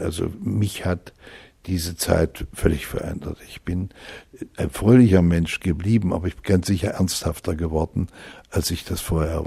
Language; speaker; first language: German; native; German